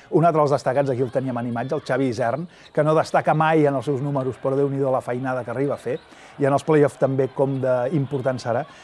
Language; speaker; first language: Catalan; native; Catalan